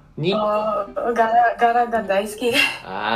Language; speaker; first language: Japanese; non-native, learner; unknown